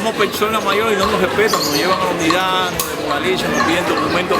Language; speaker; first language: Spanish; native; Spanish